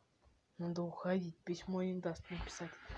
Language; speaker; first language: Russian; native; Russian